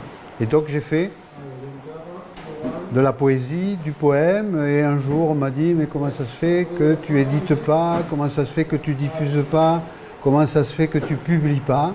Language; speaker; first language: French; native; French